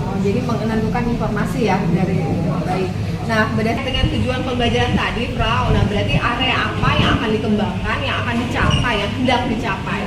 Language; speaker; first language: Malay; native; Malay